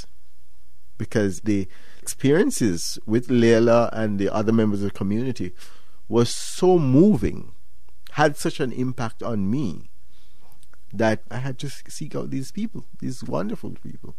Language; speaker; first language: English; non-native, local second language; Jamaican Creole English